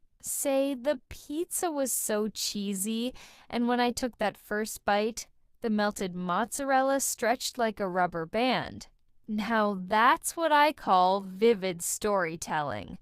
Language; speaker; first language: English; non-native, fluent; Spanish